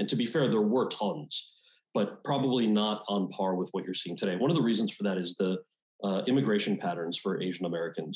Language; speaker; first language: English; native; English